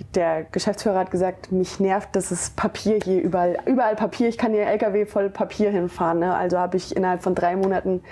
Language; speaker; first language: German; native; German